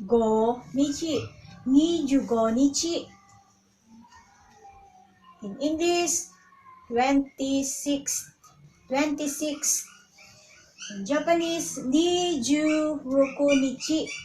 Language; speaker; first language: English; non-native, local second language; Filipino